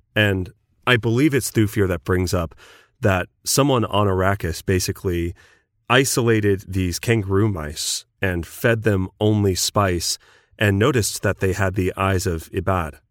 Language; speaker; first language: English; native; English